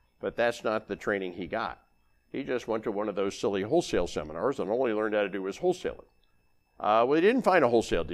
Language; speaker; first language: English; native; English